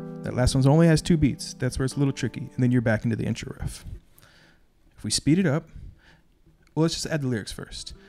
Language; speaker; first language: English; native; English